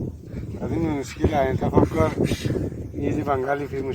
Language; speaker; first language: Arabic; non-native, learner; Bangla